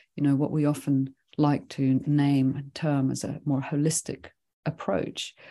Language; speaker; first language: English; early bilingual, other home language; Swedish